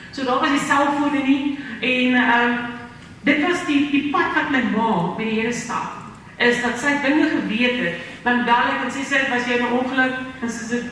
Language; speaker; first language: Afrikaans; native; Afrikaans